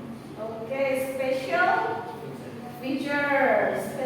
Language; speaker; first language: English; non-native, fluent; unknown